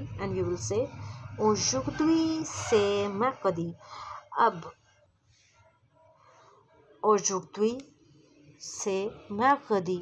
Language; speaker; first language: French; non-native, fluent; Urdu